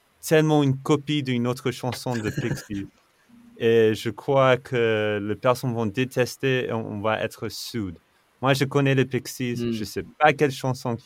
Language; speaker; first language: French; non-native, fluent; English